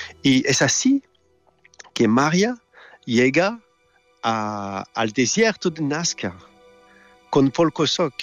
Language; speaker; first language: Spanish; non-native, fluent; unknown